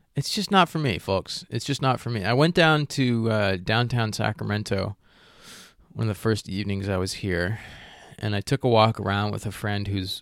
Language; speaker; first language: English; native; English